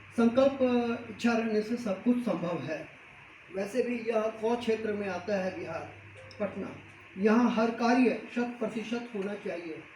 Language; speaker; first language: Hindi; native; Hindi